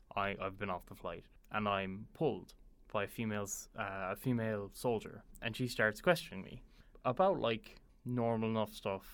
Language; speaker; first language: English; native; English